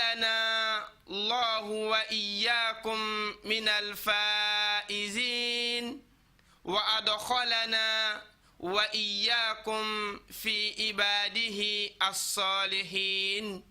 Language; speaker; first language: Arabic; non-native, fluent; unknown